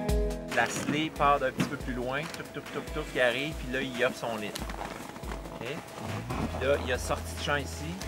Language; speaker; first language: French; native; French